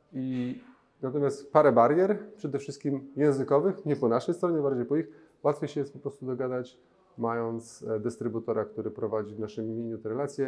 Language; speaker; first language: Polish; native; Polish